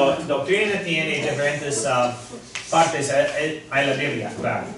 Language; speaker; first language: Spanish; non-native, fluent; English